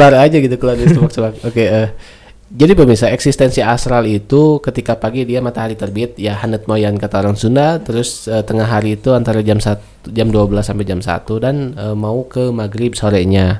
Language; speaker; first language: Indonesian; native; Indonesian